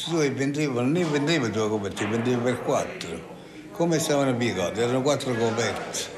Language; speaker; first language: Italian; native; Italian